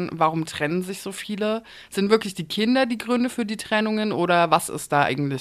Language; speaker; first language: German; native; German